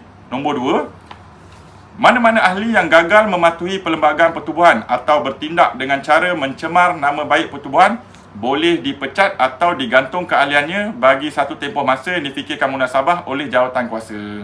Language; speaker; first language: Malay; native; Malay